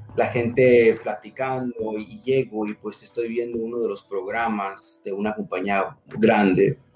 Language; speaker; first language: Spanish; early bilingual, heritage; Spanish